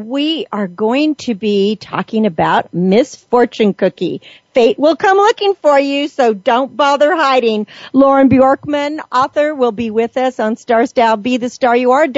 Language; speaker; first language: English; native; English